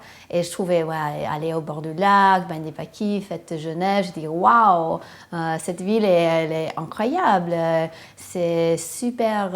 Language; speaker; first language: French; non-native, fluent; English